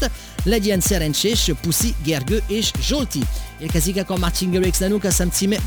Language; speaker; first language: Hungarian; native; Hungarian